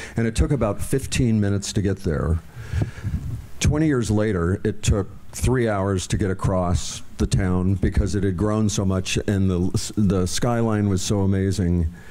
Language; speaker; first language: English; native; English